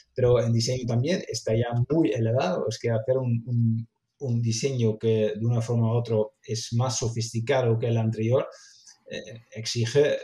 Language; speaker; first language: Spanish; non-native, fluent; Dutch